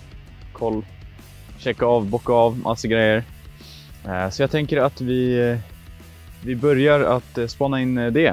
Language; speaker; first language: Swedish; native; Swedish